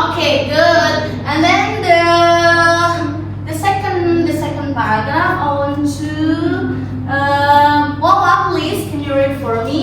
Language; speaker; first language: English; non-native, learner; Indonesian